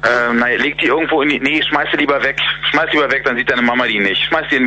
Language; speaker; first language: German; native; German